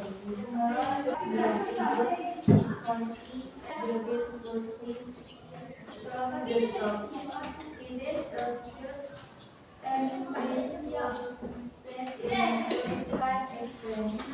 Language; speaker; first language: English; non-native, learner; Indonesian